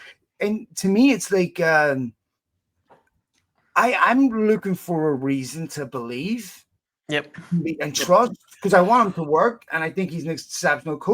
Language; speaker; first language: English; native; English